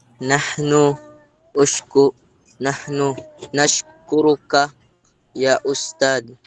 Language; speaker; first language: Arabic; non-native, learner; Filipino